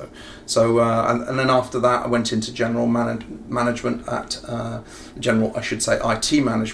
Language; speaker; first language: English; native; English